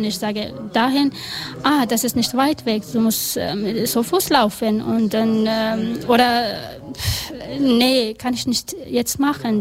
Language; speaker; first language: German; non-native, learner; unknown